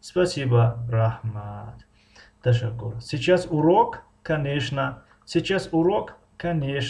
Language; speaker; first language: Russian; non-native, fluent; Tajik